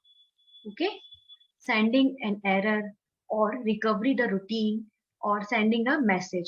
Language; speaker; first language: English; non-native, local second language; Hindi